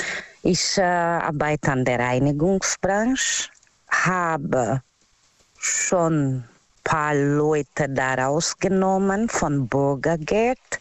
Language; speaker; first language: German; non-native, learner; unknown